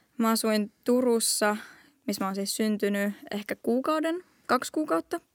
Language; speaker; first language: Finnish; early bilingual, heritage; Finnish